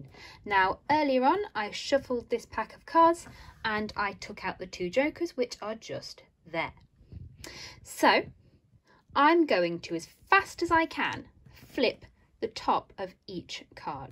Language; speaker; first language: English; native; English